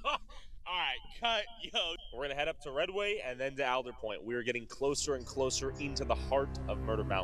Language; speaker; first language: English; native; English